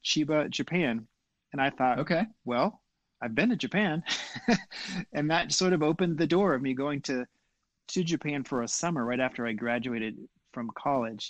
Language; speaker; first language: English; native; English